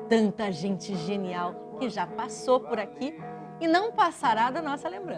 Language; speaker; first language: Portuguese; native; Portuguese